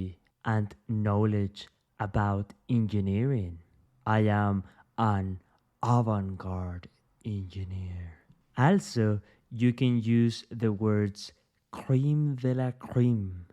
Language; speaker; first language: English; non-native, fluent; Spanish